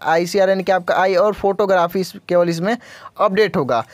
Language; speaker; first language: Hindi; native; Hindi